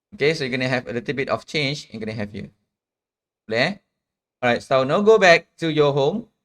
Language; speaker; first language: English; non-native, local second language; Malay